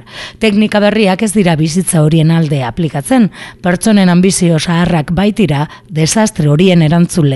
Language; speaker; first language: Basque; native; Basque